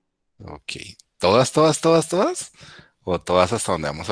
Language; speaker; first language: Spanish; native; Spanish